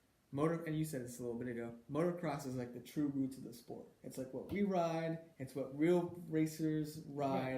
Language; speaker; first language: English; native; English